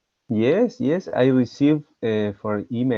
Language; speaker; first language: English; non-native, learner; Spanish